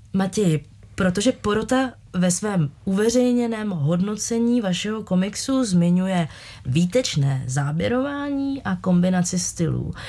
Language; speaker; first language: Czech; native; Czech